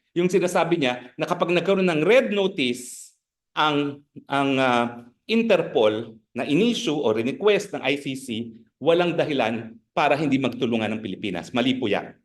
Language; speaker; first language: Filipino; native; Filipino